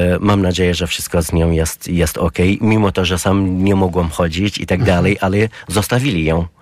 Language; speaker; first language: Polish; non-native, learner; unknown